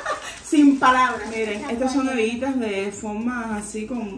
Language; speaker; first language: Spanish; native; Spanish